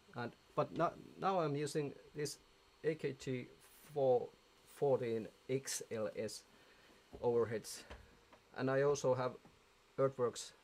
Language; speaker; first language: English; non-native, fluent; Finnish